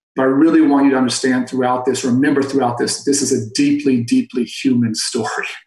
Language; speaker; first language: English; native; English